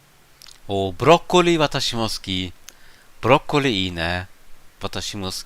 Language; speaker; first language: Japanese; non-native, learner; German